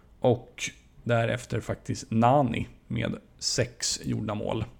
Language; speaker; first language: Swedish; native; Swedish